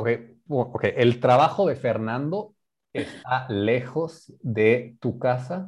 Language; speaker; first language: Spanish; non-native, fluent; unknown